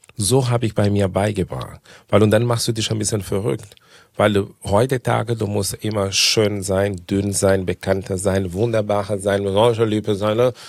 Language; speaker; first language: German; non-native, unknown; Portuguese